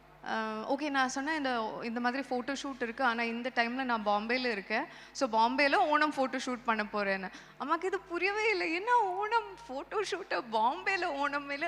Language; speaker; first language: Tamil; non-native, local second language; Malayalam